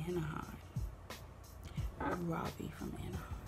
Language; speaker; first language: English; native; English